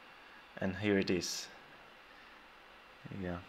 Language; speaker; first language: English; non-native, fluent; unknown